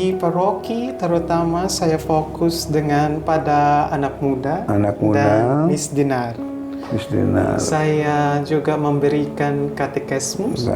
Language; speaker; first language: Indonesian; non-native, fluent; Hiligaynon